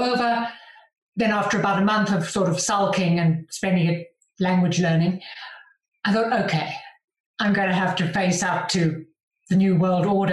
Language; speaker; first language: English; native; English